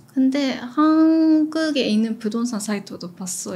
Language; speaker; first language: Korean; non-native, fluent; Japanese